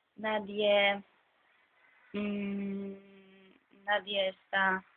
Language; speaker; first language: Spanish; non-native, fluent; Polish